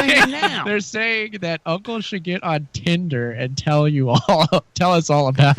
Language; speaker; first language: English; native; English